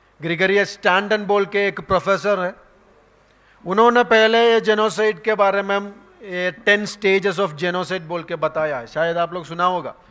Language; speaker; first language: Hindi; non-native, local second language; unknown